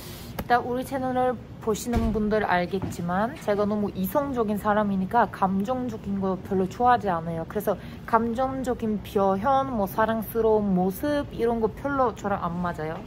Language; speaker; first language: Korean; non-native, fluent; Turkish